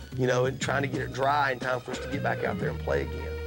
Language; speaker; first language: English; native; English